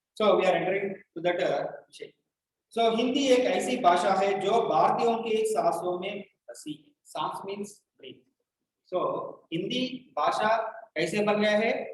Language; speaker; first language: Hindi; non-native, local second language; Telugu